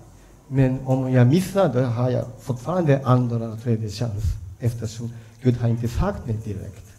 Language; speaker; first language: Swedish; non-native, fluent; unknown